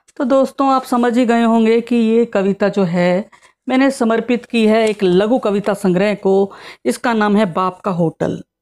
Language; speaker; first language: Hindi; native; Hindi